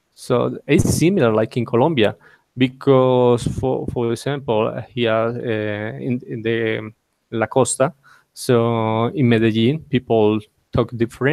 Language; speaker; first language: English; non-native, learner; Spanish